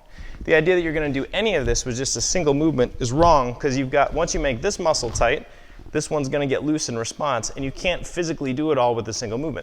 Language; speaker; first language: English; native; English